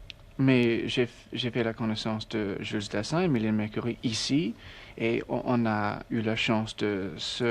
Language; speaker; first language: French; non-native, learner; English